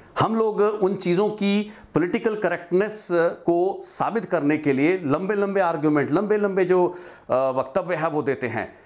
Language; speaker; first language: Hindi; non-native, local second language; Punjabi